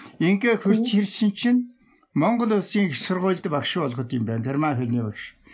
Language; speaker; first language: Mongolian; non-native, local second language; Tuvinian